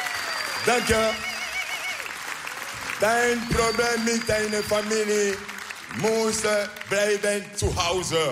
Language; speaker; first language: Dutch; non-native, learner; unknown